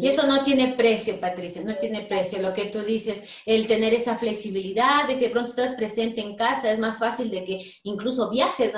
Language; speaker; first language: Spanish; native; Spanish